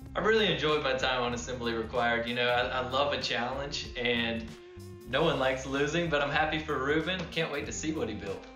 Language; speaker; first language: English; native; English